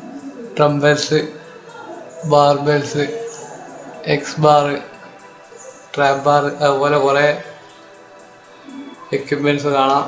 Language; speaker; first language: Malayalam; native; Malayalam